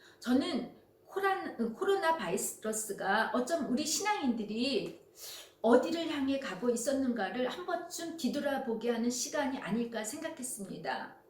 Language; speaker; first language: Korean; native; Korean